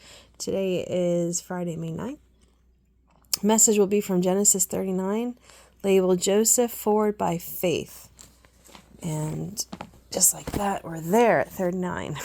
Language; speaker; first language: English; native; English